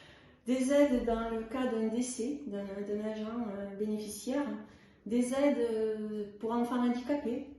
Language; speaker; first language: French; native; French